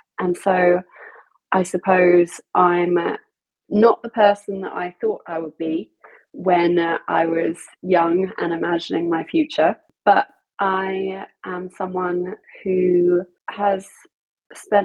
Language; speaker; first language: English; native; English